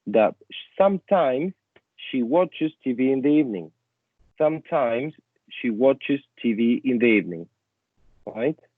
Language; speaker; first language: English; non-native, fluent; Spanish